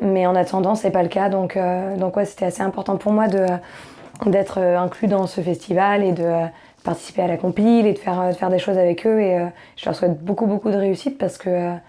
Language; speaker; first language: French; native; French